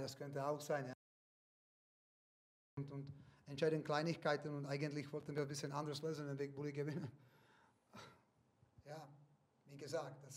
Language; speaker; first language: German; non-native, fluent; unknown